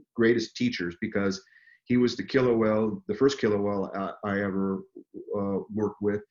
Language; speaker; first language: English; native; English